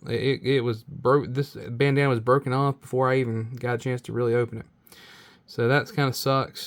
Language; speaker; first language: English; native; English